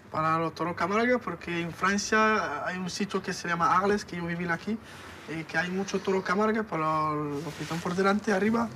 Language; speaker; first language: Spanish; non-native, learner; French